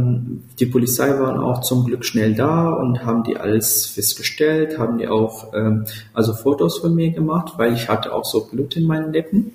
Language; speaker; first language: German; non-native, fluent; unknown